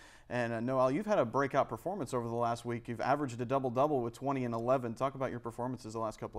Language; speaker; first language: English; native; English